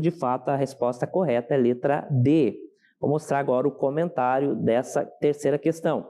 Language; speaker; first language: Portuguese; native; Portuguese